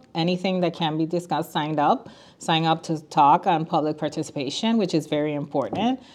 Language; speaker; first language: English; non-native, fluent; Spanish